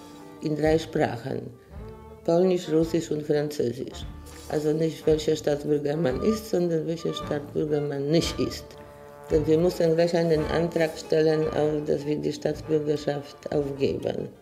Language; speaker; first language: German; non-native, fluent; Polish